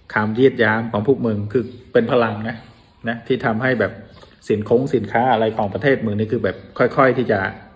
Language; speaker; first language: Thai; native; Thai